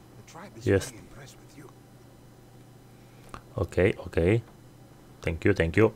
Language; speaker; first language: Polish; native; Polish